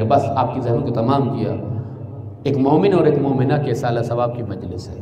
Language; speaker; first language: Urdu; native; Urdu